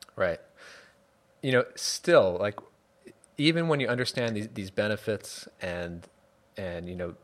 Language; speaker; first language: English; native; English